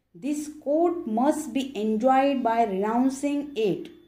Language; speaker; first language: English; non-native, local second language; Marathi